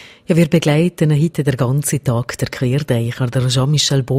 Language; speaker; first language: German; native; German